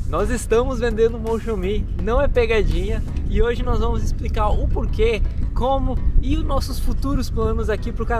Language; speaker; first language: Portuguese; native; Portuguese